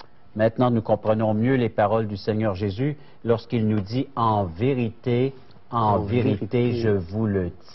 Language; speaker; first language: French; native; French